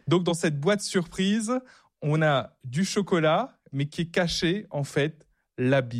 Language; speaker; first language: French; native; French